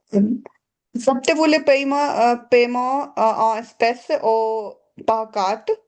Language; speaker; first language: French; non-native, learner; Punjabi